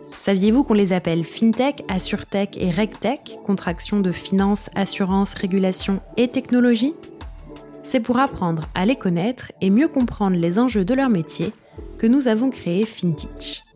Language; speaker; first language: French; native; French